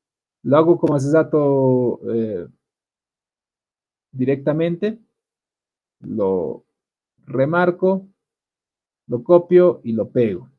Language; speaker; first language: Spanish; native; Spanish